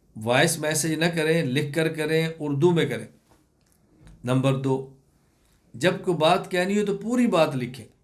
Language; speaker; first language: Urdu; non-native, local second language; Punjabi